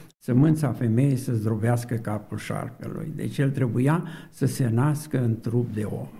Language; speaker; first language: Romanian; native; Romanian